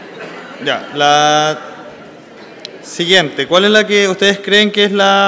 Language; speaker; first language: Spanish; native; Spanish